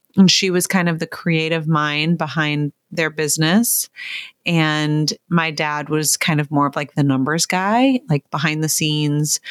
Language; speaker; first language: English; native; English